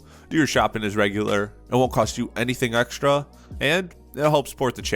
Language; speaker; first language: English; native; English